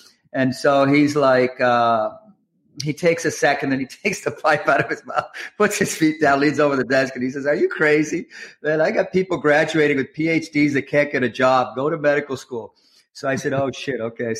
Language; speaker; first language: English; native; English